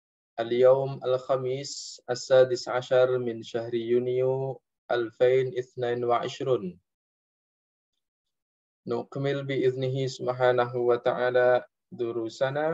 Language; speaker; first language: Arabic; non-native, fluent; Indonesian